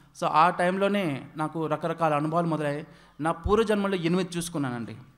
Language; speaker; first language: Telugu; non-native, local second language; Odia